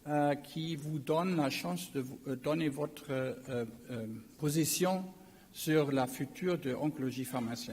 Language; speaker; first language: French; non-native, learner; German